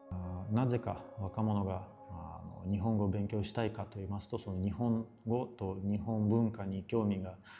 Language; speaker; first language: Japanese; non-native, fluent; Russian